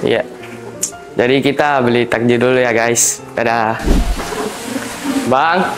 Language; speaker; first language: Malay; early bilingual, heritage; Malay